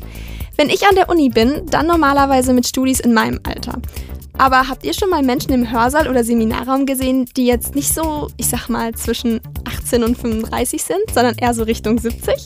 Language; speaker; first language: German; native; German